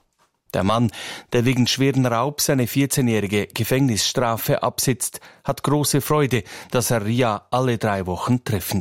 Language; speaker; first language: German; native; German